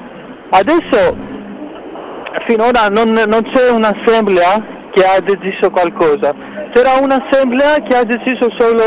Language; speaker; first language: Italian; non-native, fluent; Greek